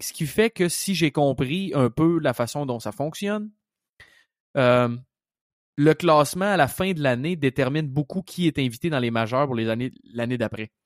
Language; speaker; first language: French; native; French